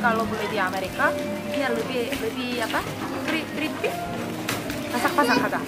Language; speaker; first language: Indonesian; non-native, fluent; Korean